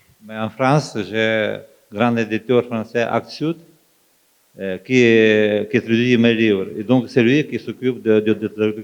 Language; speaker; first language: French; non-native, fluent; Ukrainian